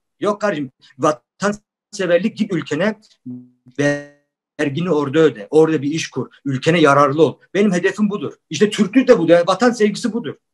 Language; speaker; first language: Turkish; early bilingual, heritage; Turkish